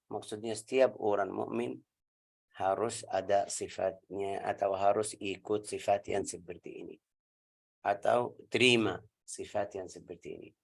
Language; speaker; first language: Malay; non-native, learner; Arabic